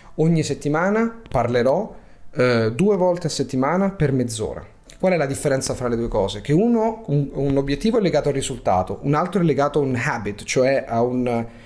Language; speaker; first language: Italian; native; Italian